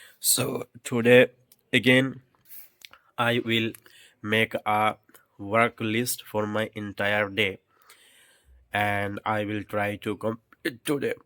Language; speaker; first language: English; non-native, learner; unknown